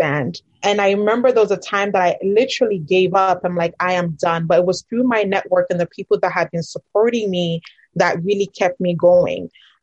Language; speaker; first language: English; non-native, local second language; Akan